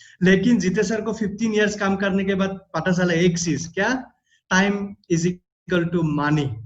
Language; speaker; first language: Hindi; non-native, local second language; Assamese